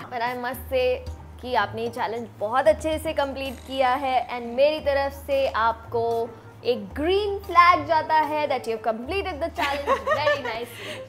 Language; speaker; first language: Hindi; native; Hindi